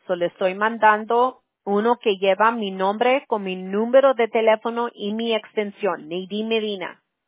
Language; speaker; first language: Spanish; early bilingual, other home language; English